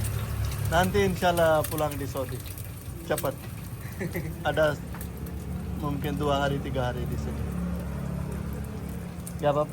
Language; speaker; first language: Indonesian; non-native, learner; Urdu